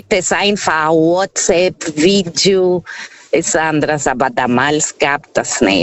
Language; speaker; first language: German; non-native, fluent; Portuguese